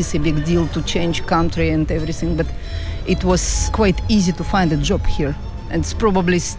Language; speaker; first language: English; non-native, fluent; Russian